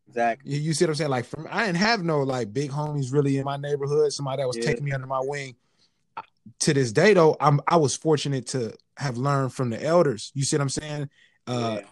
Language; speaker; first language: English; native; English